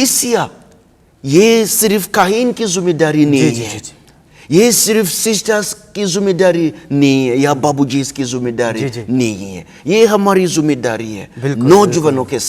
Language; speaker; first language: Hindi; non-native, learner; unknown